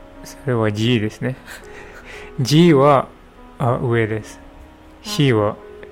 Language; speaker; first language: Japanese; non-native, learner; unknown